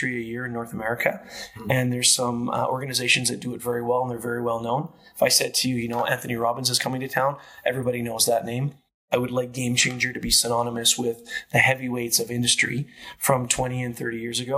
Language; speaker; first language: English; native; English